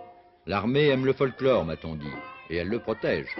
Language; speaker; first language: French; native; French